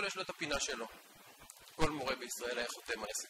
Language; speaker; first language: Hebrew; native; Hebrew